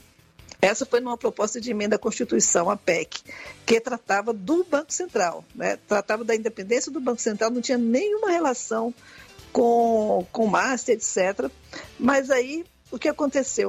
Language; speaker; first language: Portuguese; native; Portuguese